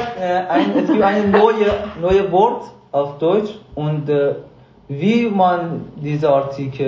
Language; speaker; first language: German; non-native, learner; Persian